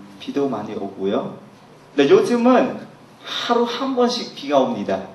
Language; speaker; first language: Korean; non-native, fluent; Khmer